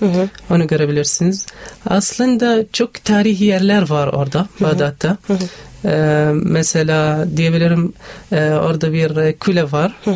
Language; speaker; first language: Turkish; non-native, learner; Arabic